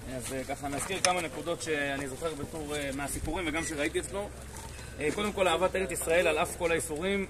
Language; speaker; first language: Hebrew; native; Hebrew